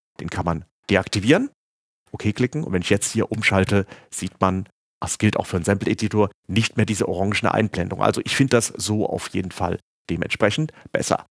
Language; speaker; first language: German; native; German